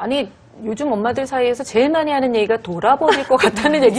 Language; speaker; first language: Korean; native; Korean